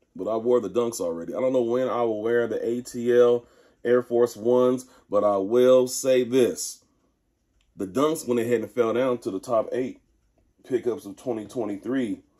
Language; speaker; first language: English; native; English